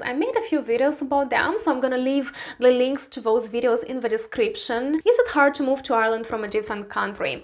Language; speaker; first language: English; non-native, fluent; Romanian